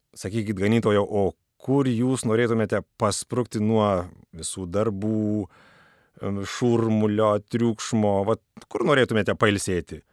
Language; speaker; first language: Lithuanian; native; Lithuanian